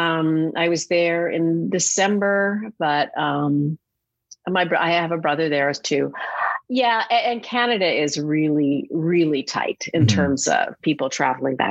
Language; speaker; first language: English; native; English